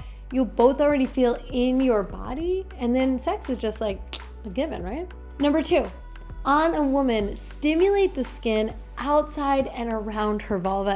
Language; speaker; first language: English; native; English